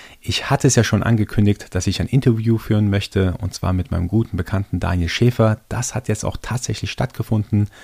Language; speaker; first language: German; early bilingual, other home language; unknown